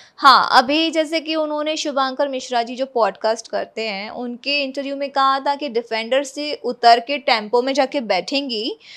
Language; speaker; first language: Hindi; non-native, local second language; Gujarati